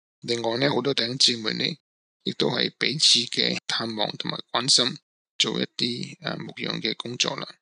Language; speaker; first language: Cantonese; non-native, local second language; Min Nan Chinese